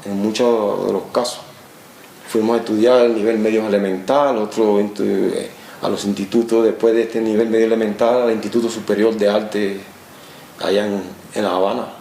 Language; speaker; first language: Spanish; native; Spanish